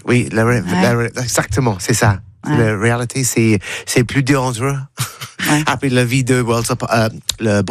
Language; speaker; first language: French; non-native, learner; English